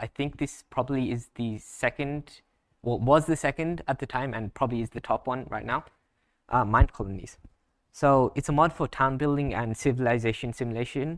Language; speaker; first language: English; native; English